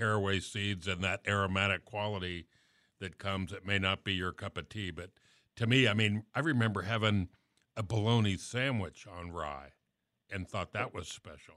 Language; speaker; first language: English; native; English